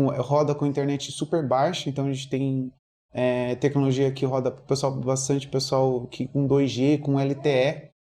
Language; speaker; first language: Portuguese; native; Portuguese